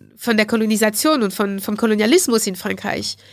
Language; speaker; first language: German; non-native, fluent; French